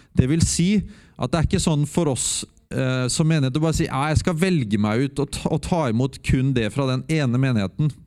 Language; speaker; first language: Norwegian; native; Norwegian